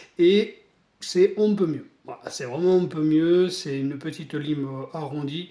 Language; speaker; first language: French; native; French